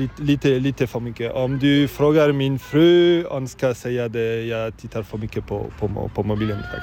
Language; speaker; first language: Swedish; non-native, learner; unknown